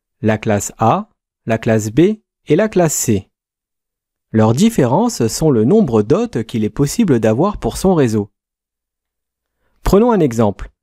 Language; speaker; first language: French; native; French